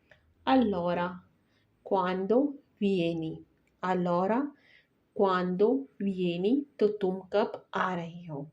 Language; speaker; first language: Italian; non-native, learner; Urdu